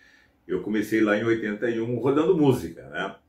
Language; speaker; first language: Portuguese; native; Portuguese